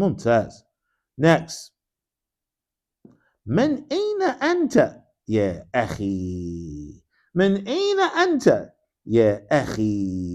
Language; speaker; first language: Arabic; non-native, fluent; English